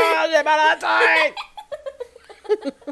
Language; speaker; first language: French; native; French